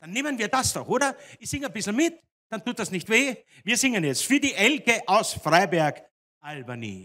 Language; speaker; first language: German; native; German